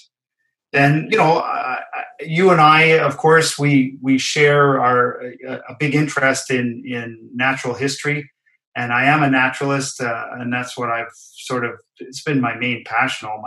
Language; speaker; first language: English; native; English